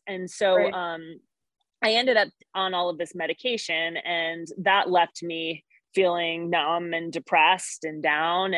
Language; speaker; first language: English; native; English